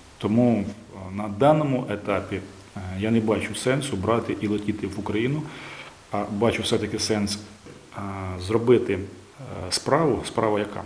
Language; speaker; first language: Ukrainian; native; Ukrainian